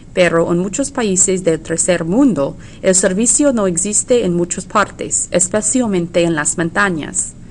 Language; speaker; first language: Spanish; non-native, fluent; English